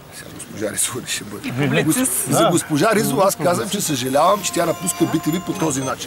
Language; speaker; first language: Bulgarian; native; Bulgarian